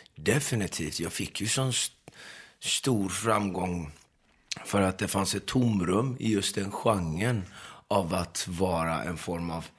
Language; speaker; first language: Swedish; early bilingual, other home language; Persian